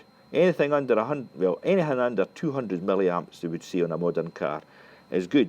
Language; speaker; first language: English; native; English